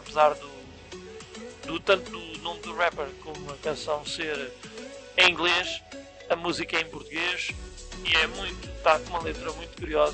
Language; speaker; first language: Portuguese; native; Portuguese